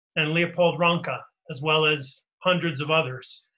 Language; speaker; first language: English; native; English